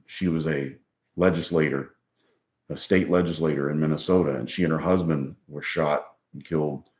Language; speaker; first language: English; native; English